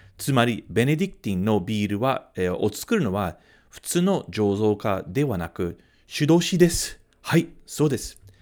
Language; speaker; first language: Japanese; non-native, fluent; English